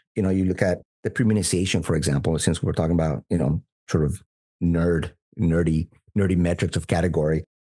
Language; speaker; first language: English; non-native, fluent; Spanish